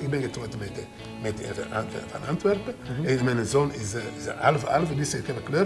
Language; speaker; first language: Dutch; non-native, learner; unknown